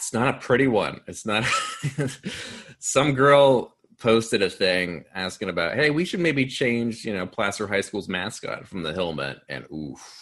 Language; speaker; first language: English; native; English